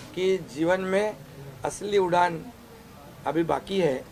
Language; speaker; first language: Hindi; non-native, local second language; Marathi